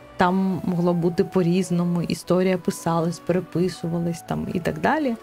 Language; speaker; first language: Ukrainian; non-native, local second language; Crimean Tatar